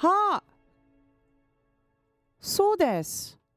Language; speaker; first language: Japanese; non-native, learner; English